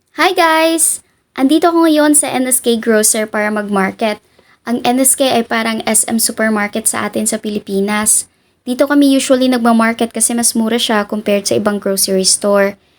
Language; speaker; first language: Filipino; non-native, local second language; Cebuano